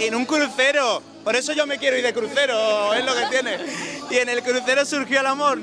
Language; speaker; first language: Spanish; native; Spanish